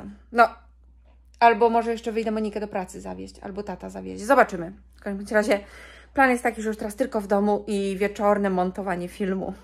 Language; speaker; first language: Polish; native; Polish